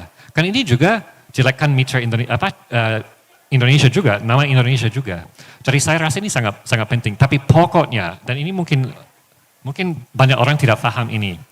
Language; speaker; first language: Indonesian; non-native, fluent; English